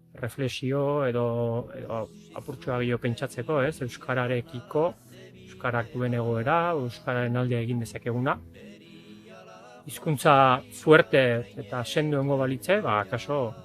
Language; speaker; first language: Basque; native; Basque